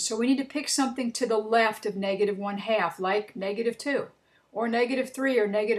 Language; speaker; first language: English; native; English